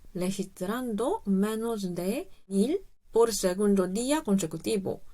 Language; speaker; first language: Spanish; non-native, fluent; Korean